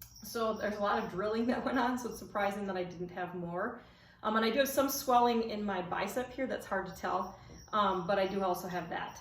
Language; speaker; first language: English; native; English